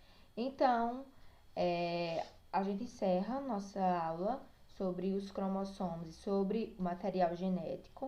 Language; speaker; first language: Portuguese; native; Portuguese